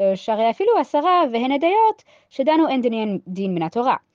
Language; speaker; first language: French; non-native, fluent; English